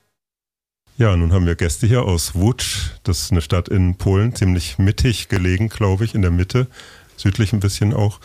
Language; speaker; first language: German; native; German